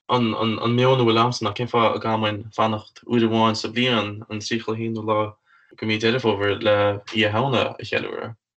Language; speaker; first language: Irish; native; Irish